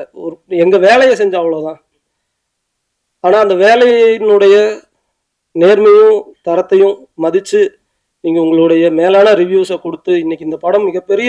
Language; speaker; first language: Tamil; native; Tamil